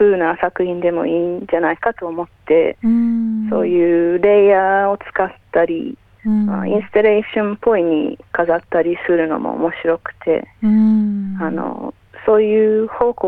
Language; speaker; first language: Japanese; non-native, fluent; English